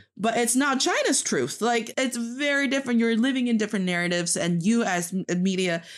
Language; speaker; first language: English; non-native, fluent; Chinese